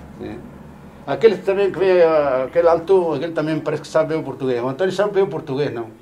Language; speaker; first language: Portuguese; native; Portuguese